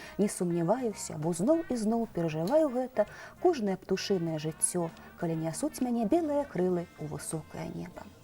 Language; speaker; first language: Belarusian; native; Belarusian